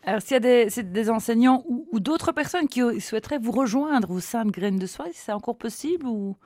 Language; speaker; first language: French; native; French